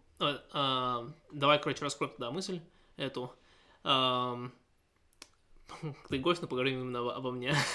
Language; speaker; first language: Russian; early bilingual, heritage; Russian